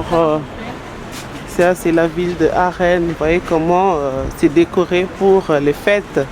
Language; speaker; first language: French; non-native, local second language; Lingala